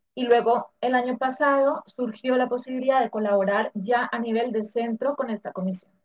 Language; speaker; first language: Spanish; native; Spanish